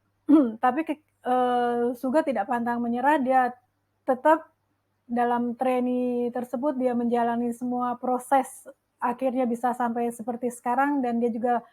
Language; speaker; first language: Indonesian; native; Indonesian